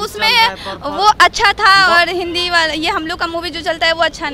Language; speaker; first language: Hindi; native; Hindi